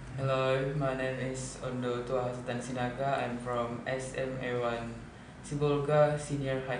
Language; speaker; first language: English; non-native, learner; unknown